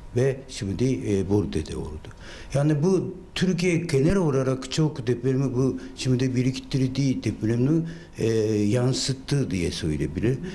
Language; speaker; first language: Turkish; non-native, fluent; Japanese